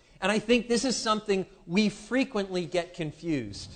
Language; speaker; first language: English; native; English